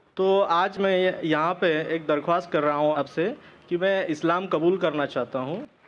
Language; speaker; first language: Hindi; non-native, local second language; Marathi